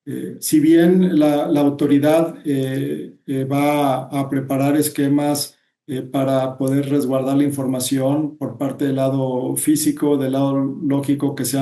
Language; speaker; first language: Spanish; native; Spanish